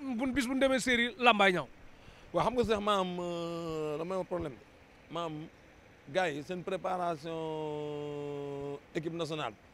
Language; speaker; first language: Wolof; native; Wolof